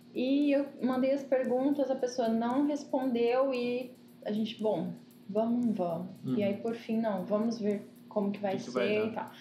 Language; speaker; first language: Portuguese; native; Portuguese